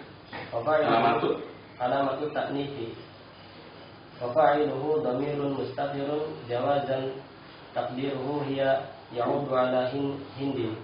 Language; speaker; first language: Arabic; non-native, learner; Indonesian